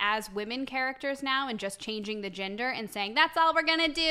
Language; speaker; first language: English; native; English